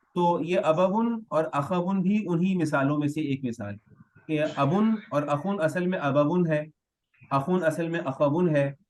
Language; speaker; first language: Urdu; native; Urdu